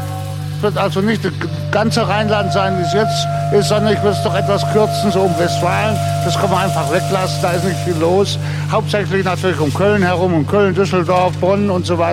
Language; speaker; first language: German; native; German